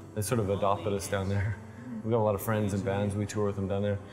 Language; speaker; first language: English; native; English